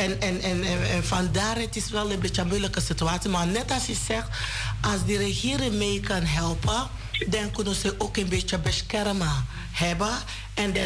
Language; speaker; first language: Dutch; non-native, learner; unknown